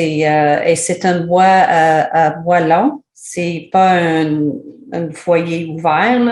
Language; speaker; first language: French; non-native, learner; English